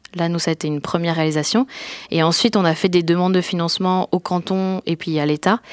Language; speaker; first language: French; native; French